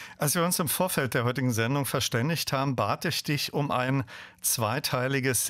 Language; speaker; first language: German; native; German